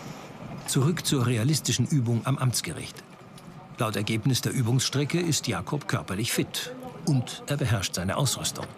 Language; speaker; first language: German; native; German